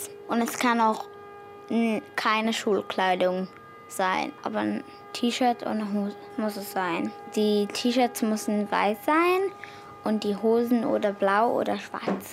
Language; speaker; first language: German; early bilingual, heritage; German